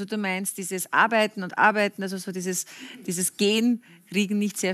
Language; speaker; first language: German; native; German